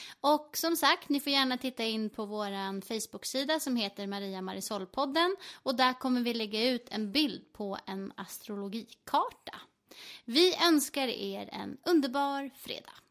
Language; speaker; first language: Swedish; native; Swedish